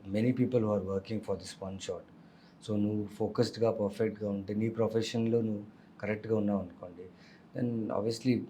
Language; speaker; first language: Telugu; non-native, local second language; Tamil